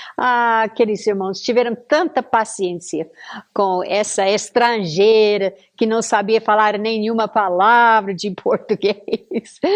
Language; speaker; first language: Portuguese; non-native, fluent; English